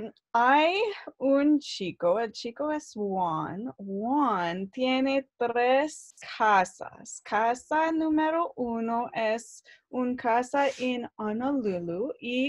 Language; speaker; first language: Spanish; non-native, learner; English